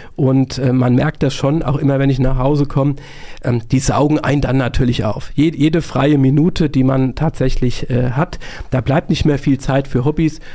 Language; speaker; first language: German; native; German